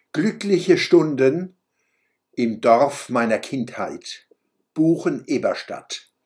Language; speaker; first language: German; native; German